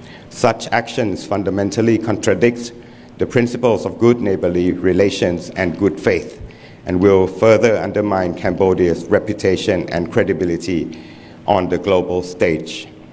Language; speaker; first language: English; non-native, fluent; Thai